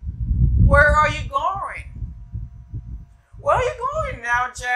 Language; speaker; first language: English; non-native, fluent; Haitian Creole